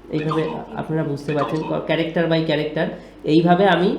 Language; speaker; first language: Bangla; native; Bangla